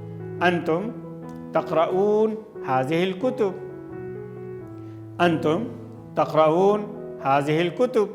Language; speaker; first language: Arabic; non-native, fluent; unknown